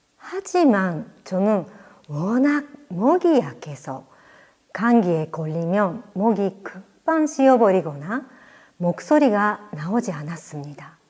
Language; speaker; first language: Korean; non-native, fluent; Japanese